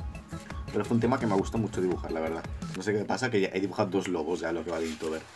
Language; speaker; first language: Spanish; native; Spanish